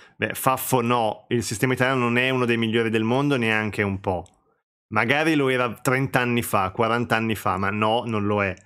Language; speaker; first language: Italian; native; Italian